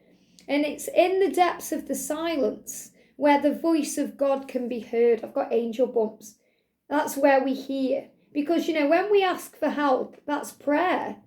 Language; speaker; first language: English; native; English